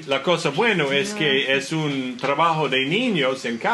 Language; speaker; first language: Spanish; non-native, learner; English